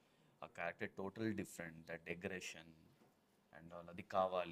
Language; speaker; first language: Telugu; non-native, local second language; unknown